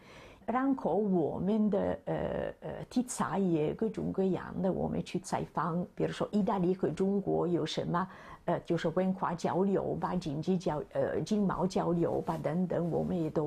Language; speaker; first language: Chinese; non-native, fluent; Italian